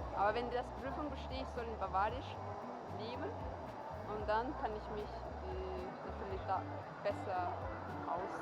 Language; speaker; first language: German; non-native, learner; Azerbaijani